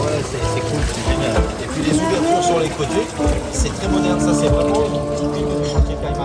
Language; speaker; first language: French; native; French